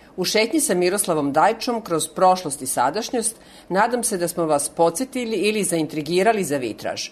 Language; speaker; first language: Serbian; native; Serbian